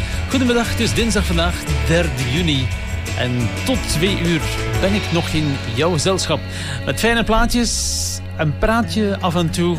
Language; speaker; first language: Dutch; native; Dutch